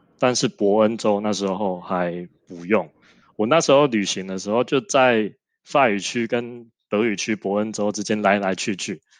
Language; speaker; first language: Chinese; native; Chinese